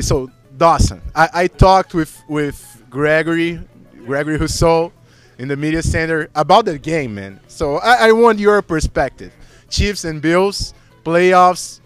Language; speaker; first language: English; non-native, fluent; Portuguese